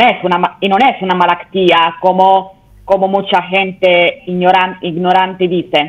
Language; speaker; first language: Spanish; non-native, fluent; Italian